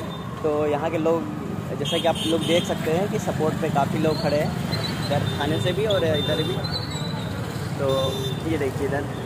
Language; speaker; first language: Hindi; native; Hindi